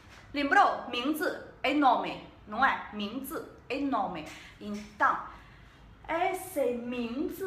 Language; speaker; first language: Portuguese; non-native, learner; Chinese